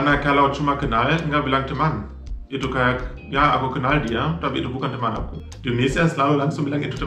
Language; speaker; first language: Indonesian; non-native, fluent; German